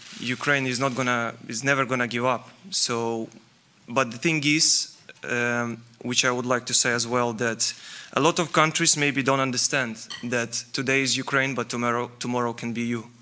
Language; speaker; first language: English; non-native, fluent; Ukrainian